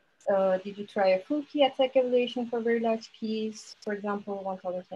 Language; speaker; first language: English; non-native, fluent; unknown